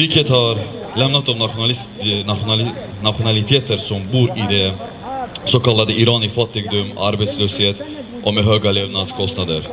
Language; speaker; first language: Swedish; non-native, fluent; Azerbaijani